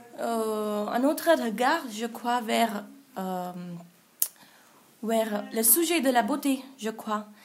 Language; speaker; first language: French; non-native, fluent; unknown